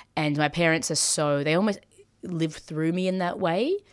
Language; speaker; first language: English; early bilingual, other home language; Maltese